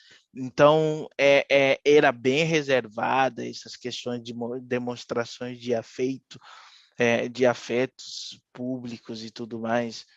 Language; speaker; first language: Portuguese; non-native, fluent; Haitian Creole